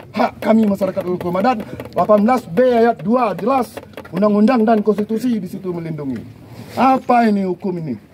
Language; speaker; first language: Indonesian; non-native, local second language; Minangkabau